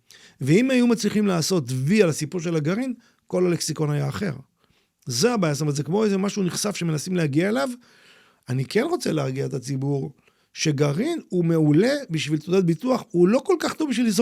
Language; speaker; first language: Hebrew; native; Hebrew